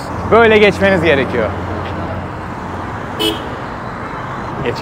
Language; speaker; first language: Turkish; native; Turkish